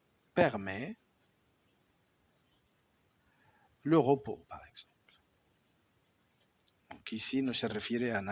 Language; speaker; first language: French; non-native, fluent; Spanish